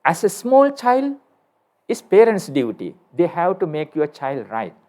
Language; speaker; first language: English; non-native, local second language; Sinhala